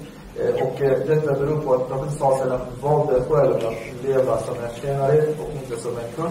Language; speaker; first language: Swedish; early bilingual, other home language; Arabic